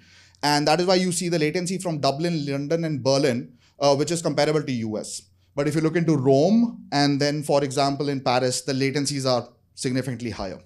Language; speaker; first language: English; non-native, fluent; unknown